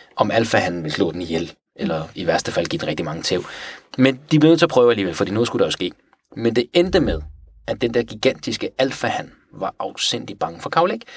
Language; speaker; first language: Danish; early bilingual, other home language; Persian